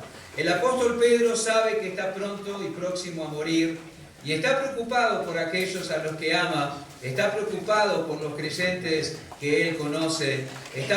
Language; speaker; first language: Spanish; native; Spanish